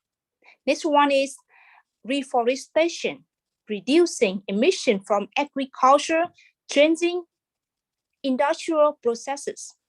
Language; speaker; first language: English; non-native, fluent; Vietnamese